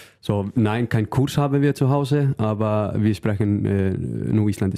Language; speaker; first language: German; non-native, learner; Icelandic